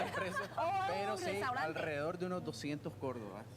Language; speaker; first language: Spanish; native; Spanish